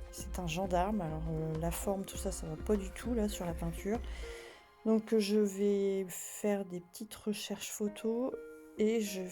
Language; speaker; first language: French; native; French